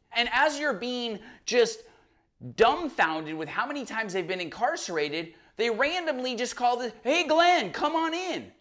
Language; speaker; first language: English; native; English